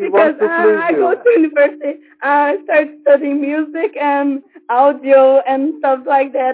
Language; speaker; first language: English; non-native, fluent; Dutch